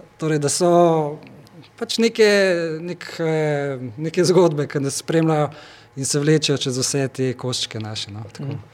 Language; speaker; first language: Slovenian; native; Slovenian